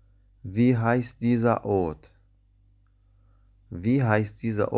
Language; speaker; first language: German; non-native, fluent; Central Kurdish